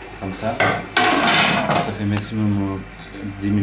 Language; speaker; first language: French; non-native, learner; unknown